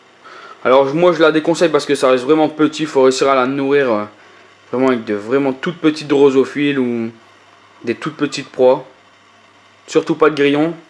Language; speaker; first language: French; native; French